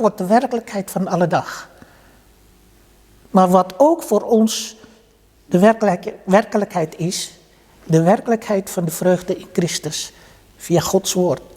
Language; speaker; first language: Dutch; early bilingual, other home language; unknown